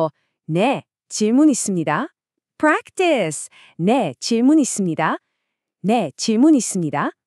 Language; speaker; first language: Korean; non-native, fluent; Filipino